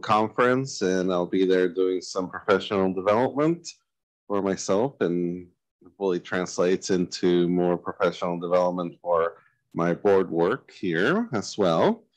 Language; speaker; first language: English; native; English